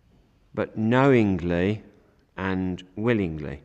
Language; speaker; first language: English; native; English